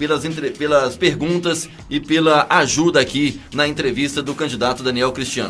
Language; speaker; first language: Portuguese; native; Portuguese